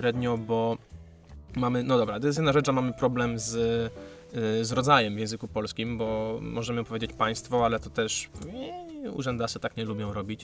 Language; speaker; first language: Polish; native; Polish